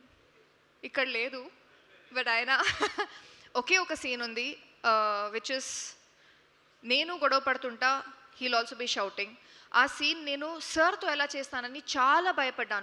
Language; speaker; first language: Telugu; non-native, fluent; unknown